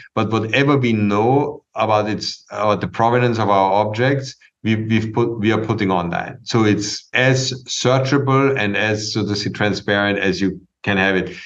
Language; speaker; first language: English; non-native, fluent; German